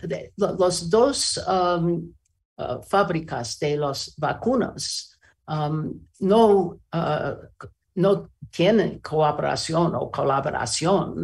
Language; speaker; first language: Spanish; non-native, learner; English